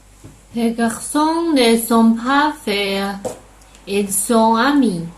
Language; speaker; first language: French; non-native, learner; Chinese